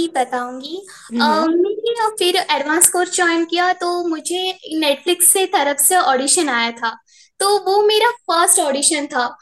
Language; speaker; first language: Hindi; non-native, local second language; Marathi